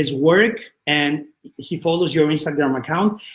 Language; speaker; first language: English; non-native, fluent; Greek